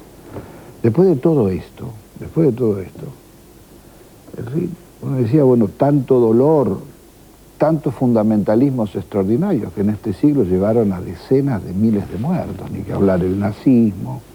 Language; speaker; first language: Spanish; native; Spanish